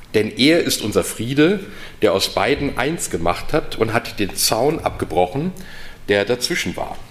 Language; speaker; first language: German; native; German